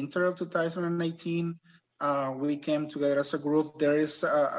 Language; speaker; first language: English; non-native, fluent; Spanish